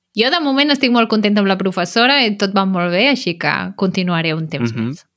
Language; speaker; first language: Catalan; native; Catalan